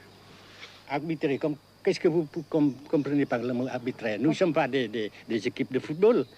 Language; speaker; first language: French; non-native, fluent; Vietnamese